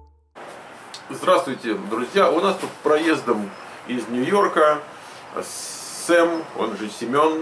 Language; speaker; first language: Russian; native; Russian